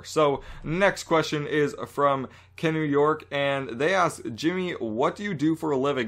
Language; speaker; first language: English; native; English